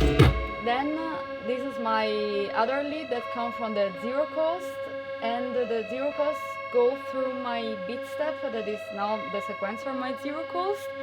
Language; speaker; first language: English; non-native, fluent; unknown